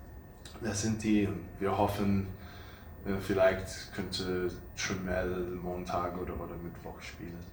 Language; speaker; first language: German; non-native, fluent; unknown